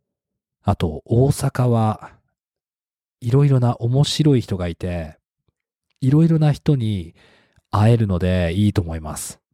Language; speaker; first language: Japanese; non-native, fluent; English